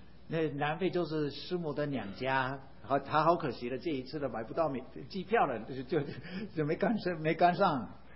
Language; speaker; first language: Chinese; non-native, fluent; English